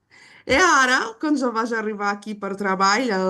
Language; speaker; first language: Catalan; non-native, fluent; Portuguese